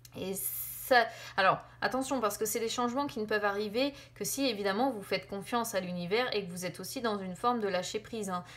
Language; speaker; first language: French; native; French